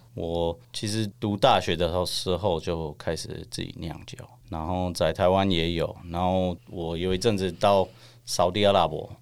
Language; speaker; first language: Chinese; non-native, fluent; English